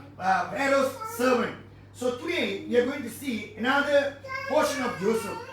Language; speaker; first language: English; non-native, local second language; Tamil